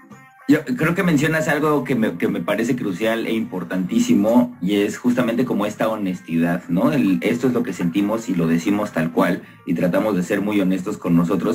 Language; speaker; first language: Spanish; native; Spanish